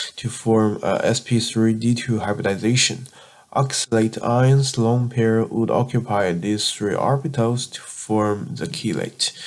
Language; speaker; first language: English; non-native, learner; Chinese